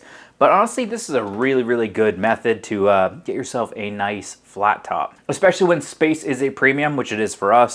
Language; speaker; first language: English; native; English